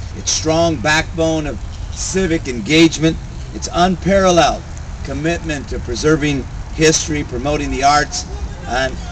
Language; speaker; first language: English; native; English